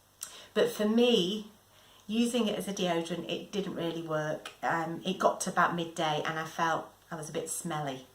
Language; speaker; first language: English; native; English